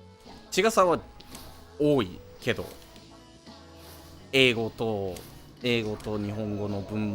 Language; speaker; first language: Japanese; non-native, learner; English